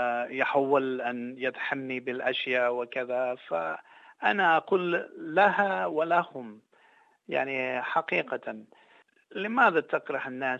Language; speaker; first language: Arabic; non-native, fluent; English